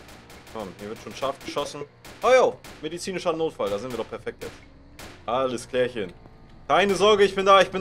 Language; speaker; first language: German; native; German